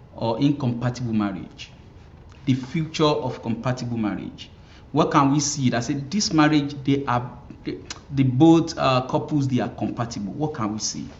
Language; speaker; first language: English; non-native, local second language; Yoruba